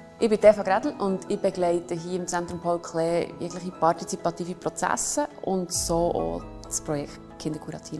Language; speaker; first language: German; native; German